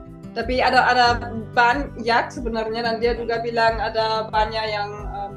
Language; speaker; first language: Indonesian; non-native, fluent; German